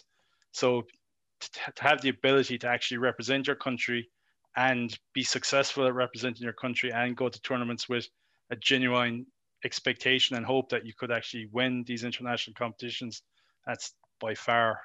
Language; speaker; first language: English; native; English